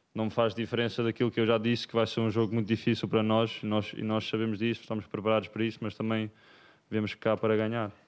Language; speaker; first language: Portuguese; early bilingual, other home language; English